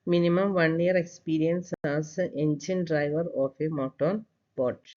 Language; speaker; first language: English; non-native, local second language; Malayalam